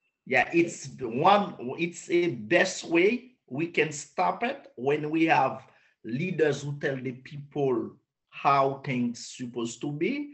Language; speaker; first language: English; non-native, learner; Haitian Creole